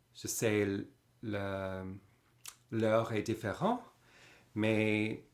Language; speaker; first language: French; non-native, learner; English